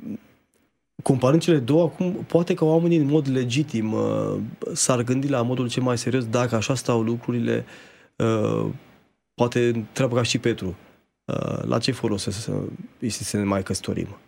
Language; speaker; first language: Romanian; native; Romanian